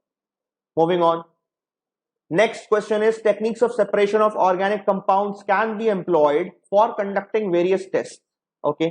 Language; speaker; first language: English; non-native, local second language; Hindi